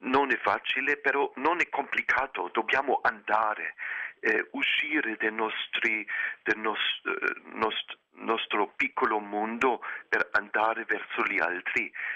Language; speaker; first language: Italian; non-native, fluent; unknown